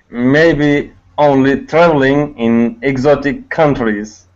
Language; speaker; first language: English; non-native, learner; Tatar